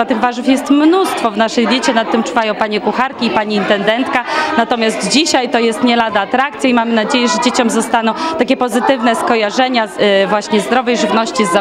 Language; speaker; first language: Polish; native; Polish